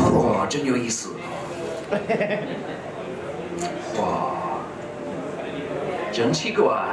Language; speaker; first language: Chinese; non-native, learner; English